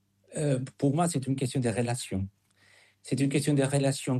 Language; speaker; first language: French; non-native, fluent; Spanish